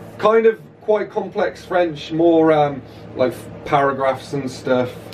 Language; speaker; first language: English; native; English